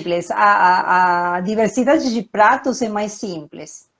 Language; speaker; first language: Portuguese; non-native, fluent; Spanish